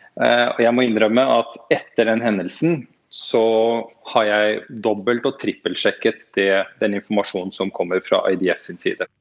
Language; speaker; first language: Norwegian; native; Norwegian